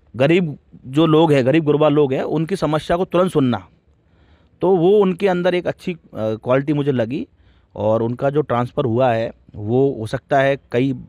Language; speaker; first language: Hindi; native; Hindi